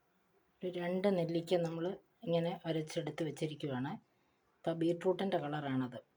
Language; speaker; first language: Malayalam; native; Malayalam